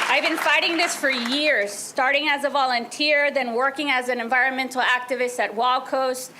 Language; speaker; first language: English; non-native, fluent; Spanish